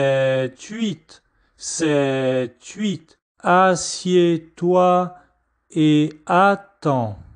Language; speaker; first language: French; non-native, fluent; Chinese